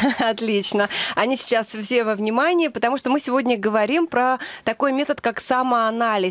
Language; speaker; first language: Russian; native; Russian